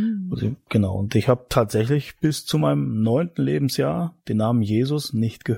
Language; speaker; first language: German; native; German